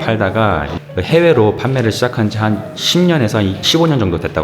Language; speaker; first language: Korean; native; Korean